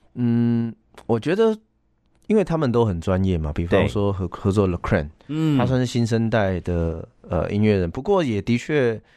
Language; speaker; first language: Chinese; native; Chinese